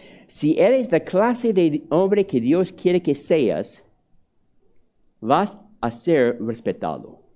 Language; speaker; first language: Spanish; non-native, fluent; English